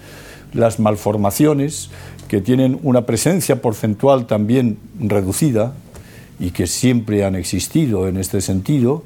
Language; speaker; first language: Spanish; native; Spanish